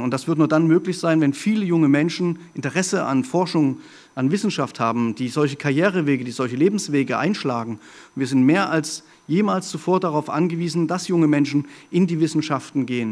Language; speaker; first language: German; native; German